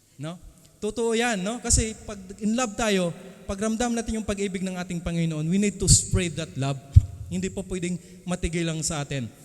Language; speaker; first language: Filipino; non-native, local second language; Cebuano